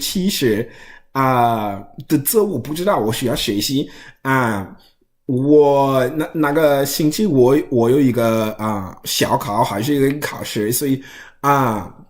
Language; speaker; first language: Chinese; non-native, learner; English